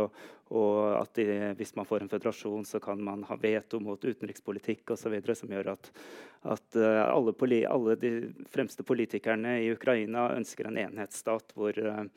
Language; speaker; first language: Norwegian; native; Norwegian